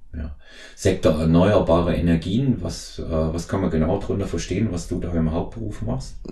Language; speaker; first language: German; native; German